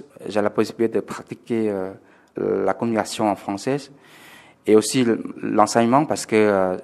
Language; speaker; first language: French; non-native, fluent; Khmer